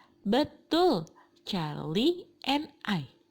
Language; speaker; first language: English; non-native, fluent; Indonesian